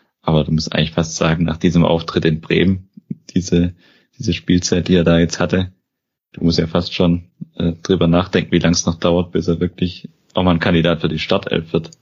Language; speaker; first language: German; native; German